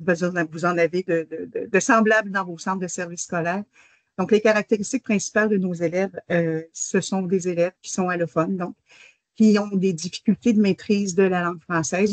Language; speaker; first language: French; native; French